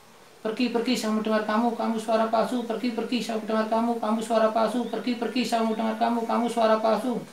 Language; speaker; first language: Indonesian; native; Indonesian